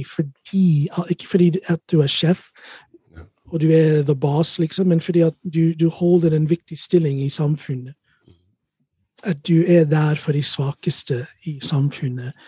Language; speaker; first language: Norwegian; non-native, fluent; English